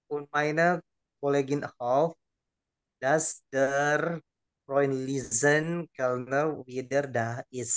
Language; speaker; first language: German; non-native, learner; Indonesian